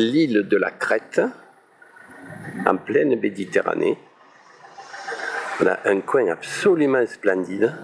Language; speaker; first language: French; native; French